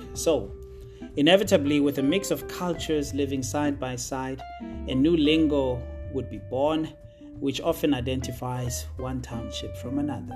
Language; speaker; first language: English; non-native, local second language; Tswana